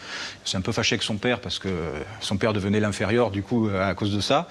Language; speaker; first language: French; native; French